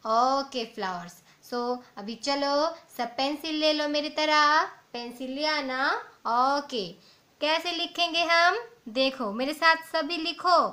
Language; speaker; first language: Hindi; non-native, local second language; Bangla